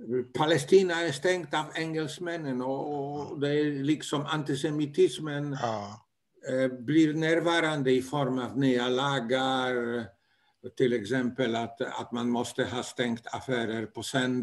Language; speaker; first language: Swedish; non-native, fluent; Polish